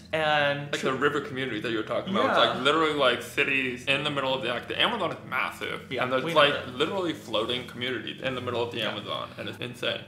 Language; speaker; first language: English; native; English